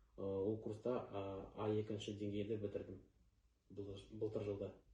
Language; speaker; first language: Kazakh; non-native, local second language; Russian